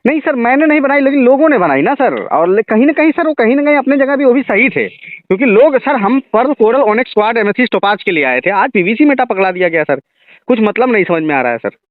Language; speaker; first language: Hindi; native; Hindi